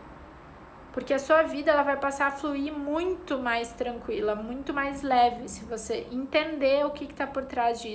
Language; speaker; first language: Portuguese; native; Portuguese